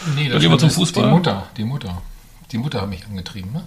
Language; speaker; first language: German; native; German